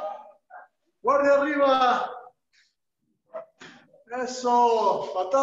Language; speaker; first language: Spanish; native; Spanish